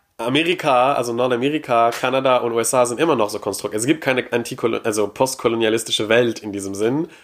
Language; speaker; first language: German; non-native, fluent; French